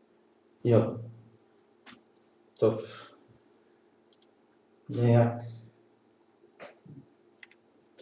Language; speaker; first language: Czech; non-native, learner; English